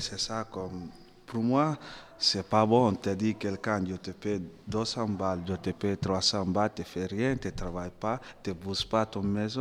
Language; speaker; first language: French; non-native, learner; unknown